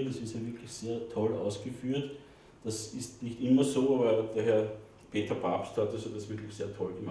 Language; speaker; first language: German; native; German